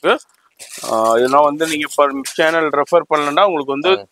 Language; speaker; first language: Tamil; native; Tamil